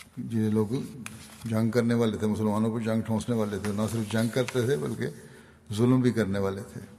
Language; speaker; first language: Urdu; native; Urdu